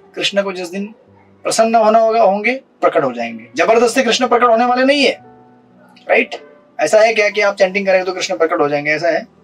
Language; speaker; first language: Hindi; non-native, local second language; Marathi